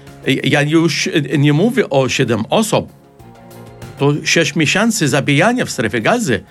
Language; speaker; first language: Polish; non-native, fluent; Arabic